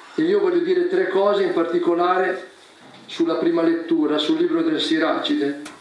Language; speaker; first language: Italian; native; Italian